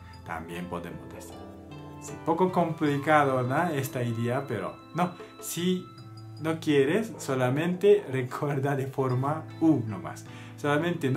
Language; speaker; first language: Spanish; non-native, learner; Japanese